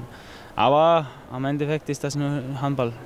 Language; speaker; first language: German; non-native, fluent; Icelandic